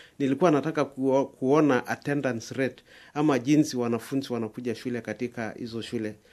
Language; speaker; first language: Swahili; non-native, local second language; Masai